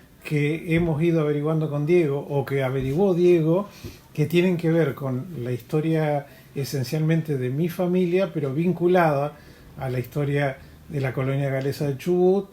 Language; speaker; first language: Spanish; native; Spanish